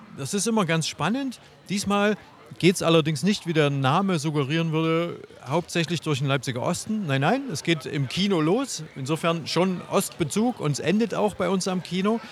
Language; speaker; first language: German; native; German